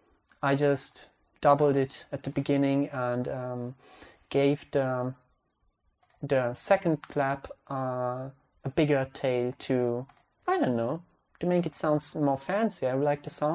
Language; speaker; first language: English; non-native, fluent; Hungarian